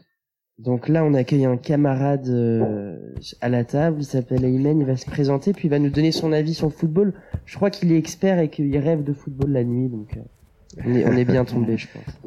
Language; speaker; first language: French; native; French